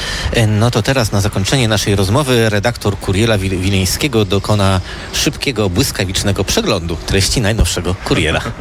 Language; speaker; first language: Polish; native; Polish